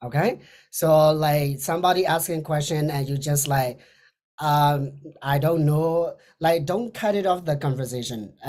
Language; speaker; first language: English; non-native, fluent; Burmese